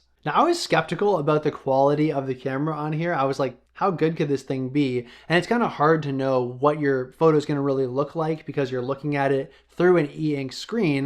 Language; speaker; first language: English; native; English